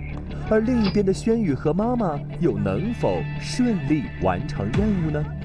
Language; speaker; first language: Chinese; native; Chinese